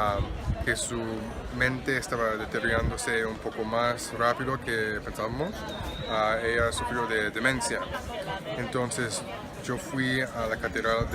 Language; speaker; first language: Spanish; non-native, fluent; English